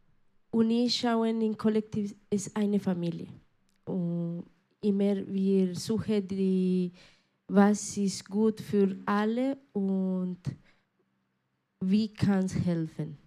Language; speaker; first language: German; non-native, learner; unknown